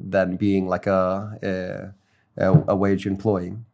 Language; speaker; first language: English; native; English